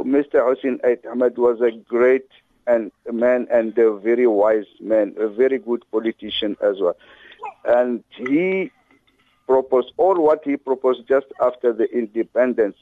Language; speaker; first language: English; non-native, fluent; Arabic